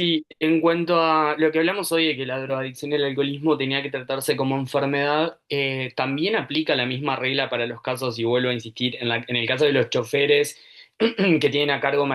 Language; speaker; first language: Spanish; native; Spanish